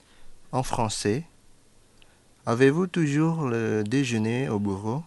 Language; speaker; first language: French; non-native, fluent; Indonesian